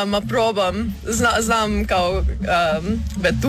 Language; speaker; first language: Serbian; early bilingual, heritage; English